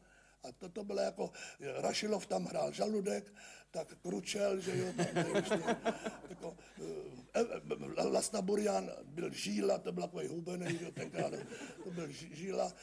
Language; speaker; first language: Czech; native; Czech